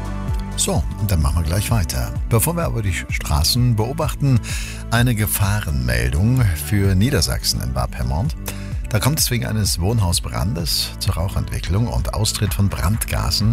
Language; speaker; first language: German; native; German